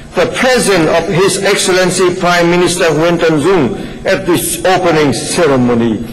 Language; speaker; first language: English; non-native, fluent; Vietnamese